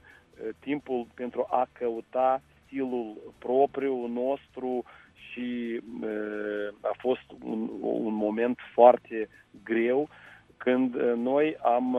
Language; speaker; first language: Romanian; non-native, local second language; Russian